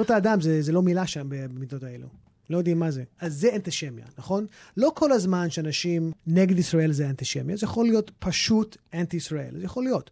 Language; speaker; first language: Hebrew; early bilingual, heritage; English